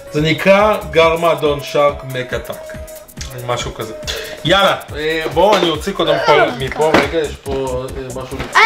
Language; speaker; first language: Hebrew; native; Hebrew